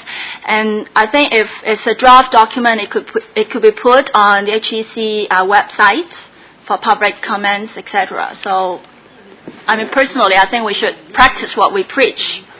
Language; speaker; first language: English; non-native, local second language; Cantonese